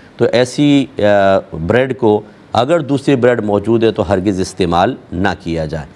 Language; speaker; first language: Urdu; native; Urdu